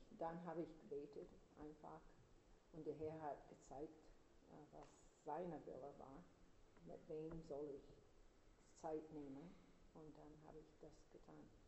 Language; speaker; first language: German; non-native, learner; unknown